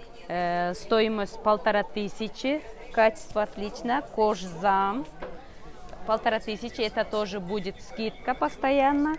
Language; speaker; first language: Russian; non-native, learner; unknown